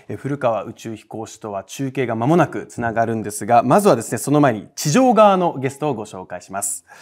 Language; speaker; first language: Japanese; native; Japanese